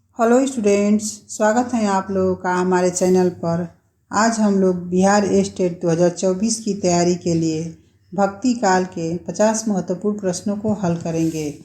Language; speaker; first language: Hindi; native; Hindi